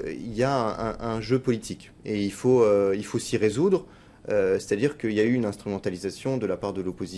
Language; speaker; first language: French; native; French